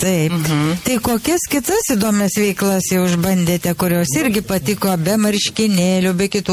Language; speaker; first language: Lithuanian; native; Lithuanian